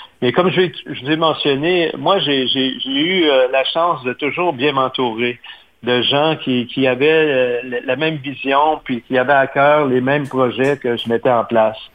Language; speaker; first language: French; native; French